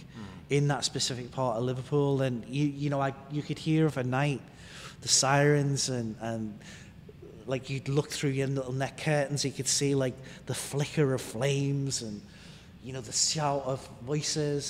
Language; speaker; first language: English; native; English